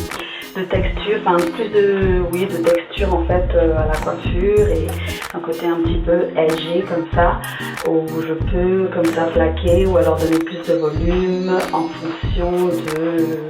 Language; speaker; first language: French; native; French